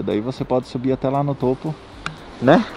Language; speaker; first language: Portuguese; native; Portuguese